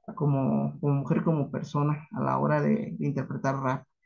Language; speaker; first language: Spanish; native; Spanish